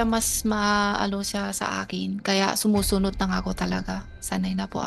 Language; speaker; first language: Filipino; non-native, learner; Chinese